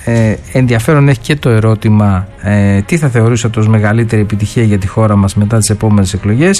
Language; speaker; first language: Greek; native; Greek